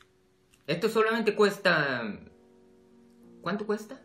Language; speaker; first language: Spanish; non-native, fluent; Korean